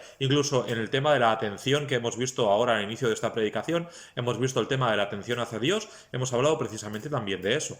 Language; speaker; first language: Spanish; native; Spanish